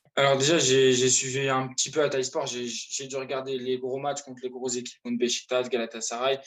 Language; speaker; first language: French; native; French